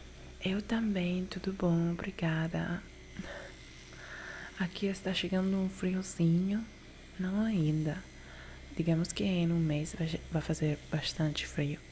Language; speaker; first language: Portuguese; non-native, learner; Italian